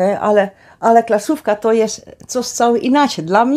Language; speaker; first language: Polish; non-native, learner; Dutch